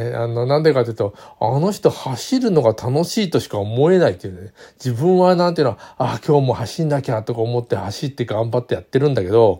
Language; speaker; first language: Japanese; native; Japanese